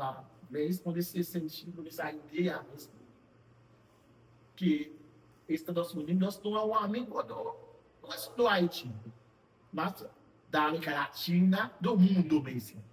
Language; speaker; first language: Portuguese; non-native, fluent; Haitian Creole